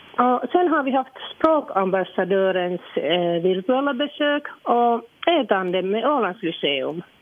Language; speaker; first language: Swedish; non-native, local second language; Finnish